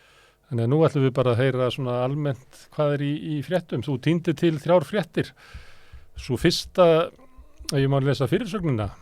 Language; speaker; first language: Icelandic; native; Icelandic